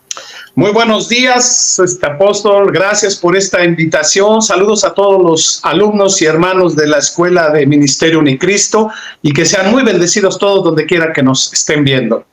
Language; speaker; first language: Spanish; native; Spanish